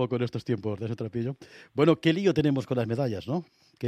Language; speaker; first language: Spanish; native; Spanish